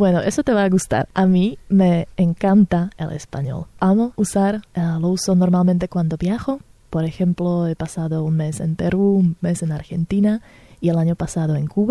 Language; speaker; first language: Spanish; non-native, fluent; Slovak